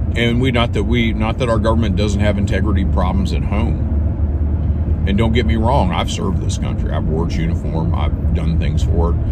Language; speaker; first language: English; native; English